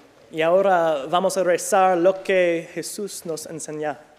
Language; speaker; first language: Spanish; non-native, learner; English